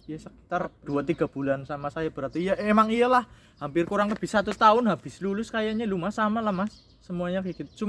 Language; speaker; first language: Indonesian; non-native, local second language; Javanese